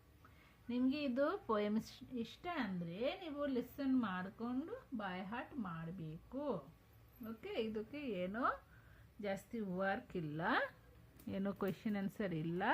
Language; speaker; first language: Kannada; non-native, local second language; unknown